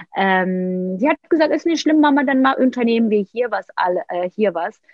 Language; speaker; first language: German; non-native, fluent; Turkish